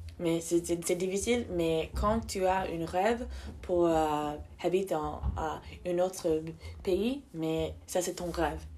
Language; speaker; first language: French; non-native, learner; English